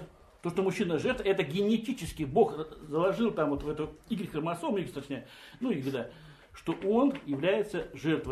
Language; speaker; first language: Russian; native; Russian